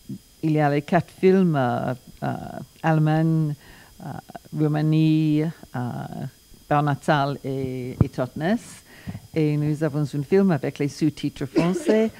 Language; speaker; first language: French; non-native, learner; English